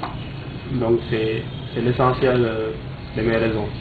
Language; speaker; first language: French; non-native, local second language; Wolof